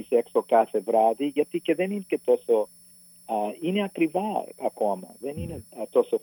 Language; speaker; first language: Greek; early bilingual, heritage; Greek